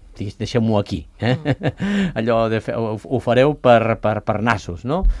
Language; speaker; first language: Catalan; native; Catalan